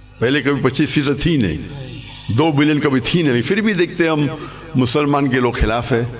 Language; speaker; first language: Urdu; non-native, local second language; English